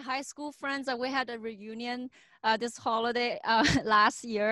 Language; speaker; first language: English; non-native, fluent; Chinese